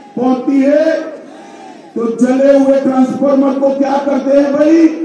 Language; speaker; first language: Hindi; non-native, local second language; Gujarati